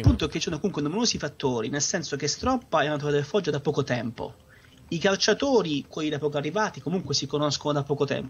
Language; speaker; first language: Italian; native; Italian